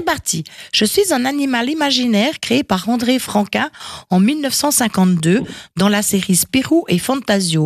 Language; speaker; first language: French; native; French